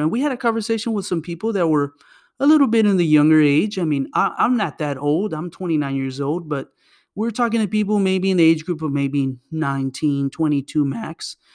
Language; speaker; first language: English; early bilingual, other home language; Spanish